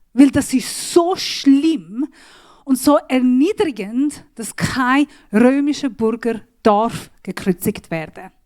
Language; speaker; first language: German; non-native, learner; Persian